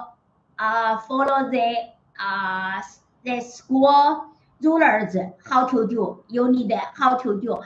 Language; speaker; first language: English; non-native, learner; Chinese